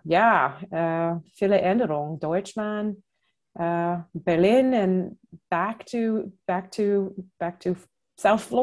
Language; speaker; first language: German; non-native, fluent; English